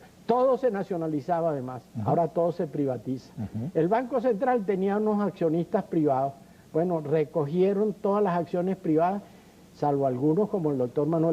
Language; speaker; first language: Spanish; native; Spanish